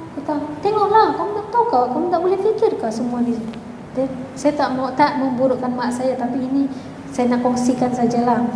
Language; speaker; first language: Malay; native; Malay